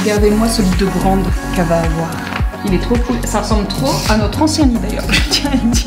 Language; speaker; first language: French; native; French